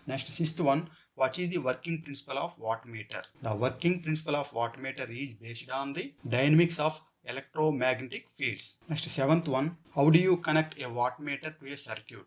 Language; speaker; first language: English; non-native, local second language; Telugu